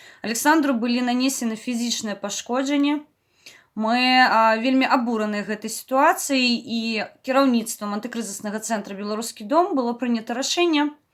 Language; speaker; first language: Belarusian; non-native, local second language; Russian